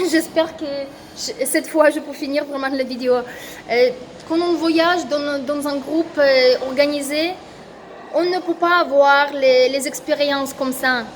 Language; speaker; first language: French; non-native, fluent; Russian